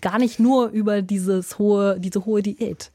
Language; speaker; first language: German; native; German